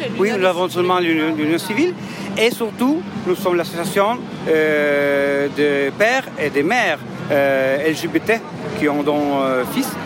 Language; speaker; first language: French; non-native, learner; Italian